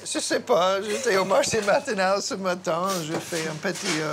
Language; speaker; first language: French; non-native, fluent; English